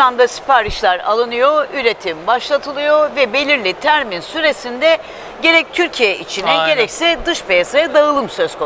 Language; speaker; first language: Turkish; native; Turkish